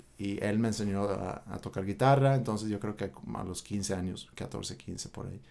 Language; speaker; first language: Spanish; non-native, fluent; Swedish